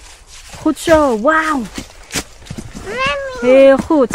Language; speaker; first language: Dutch; non-native, learner; Waray